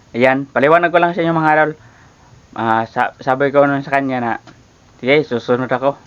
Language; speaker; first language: Filipino; native; Filipino